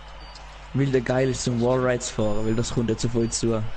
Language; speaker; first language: German; native; German